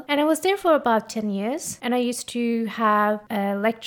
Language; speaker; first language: English; non-native, fluent; Norwegian